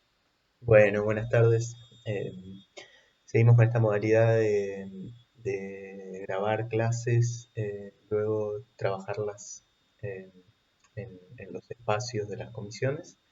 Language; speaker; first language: Spanish; native; Spanish